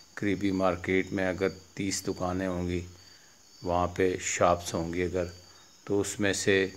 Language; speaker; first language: Urdu; native; Urdu